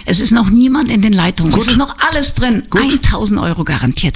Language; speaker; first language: German; native; German